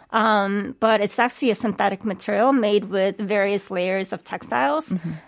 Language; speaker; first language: English; native; English